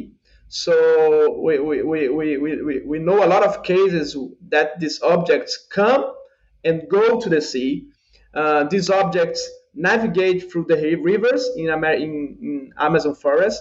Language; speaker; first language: English; non-native, fluent; Portuguese